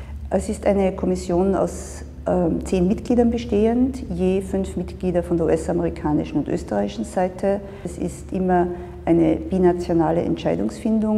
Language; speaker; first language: German; native; German